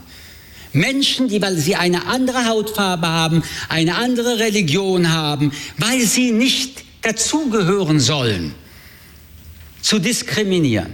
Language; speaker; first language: German; early bilingual, other home language; French